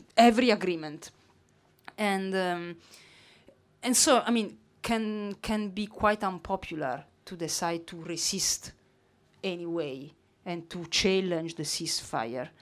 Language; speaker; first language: English; non-native, fluent; Italian